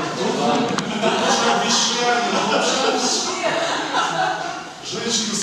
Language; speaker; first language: Russian; native; Russian